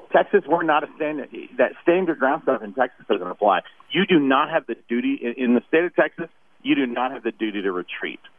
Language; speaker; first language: English; native; English